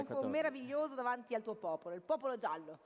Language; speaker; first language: Italian; native; Italian